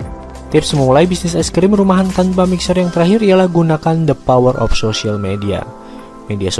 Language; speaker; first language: Indonesian; native; Indonesian